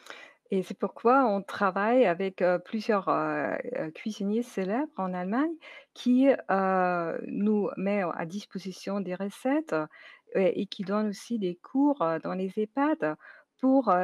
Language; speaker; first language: French; non-native, fluent; German